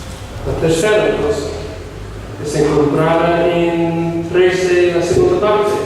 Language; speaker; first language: Spanish; non-native, fluent; English